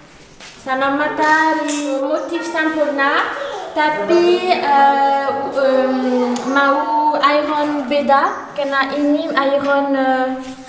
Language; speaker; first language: Indonesian; non-native, learner; French